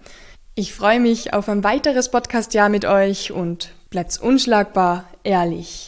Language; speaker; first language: German; native; German